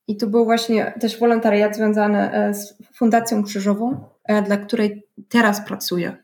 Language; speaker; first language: Polish; non-native, learner; German